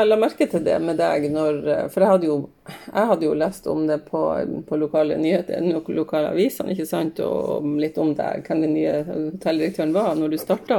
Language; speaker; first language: Norwegian; native; Norwegian